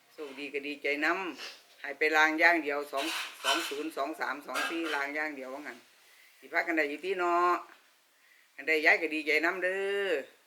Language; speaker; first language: Thai; native; Thai